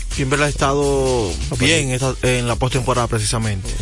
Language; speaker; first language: Spanish; native; Spanish